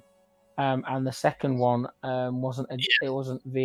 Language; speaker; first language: English; native; English